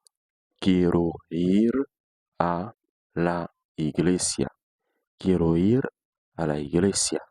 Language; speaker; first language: Spanish; non-native, fluent; Haitian Creole